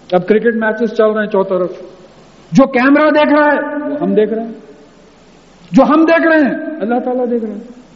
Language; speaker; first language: Urdu; native; Urdu